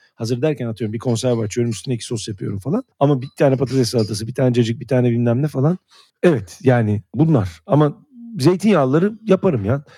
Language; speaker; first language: Turkish; native; Turkish